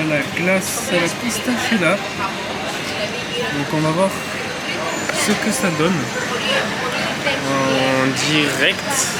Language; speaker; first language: French; native; French